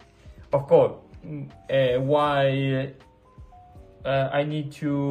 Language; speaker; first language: English; non-native, learner; Spanish